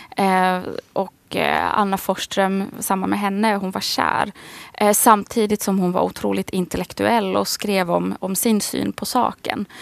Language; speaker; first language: Swedish; native; Swedish